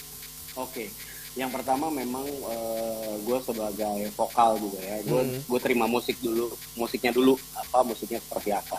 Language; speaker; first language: Indonesian; native; Indonesian